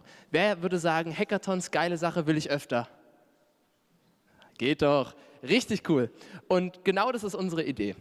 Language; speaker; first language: German; native; German